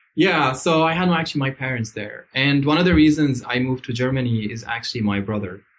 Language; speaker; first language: English; non-native, fluent; Arabic